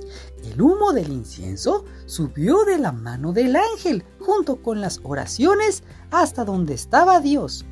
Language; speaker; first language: Spanish; native; Spanish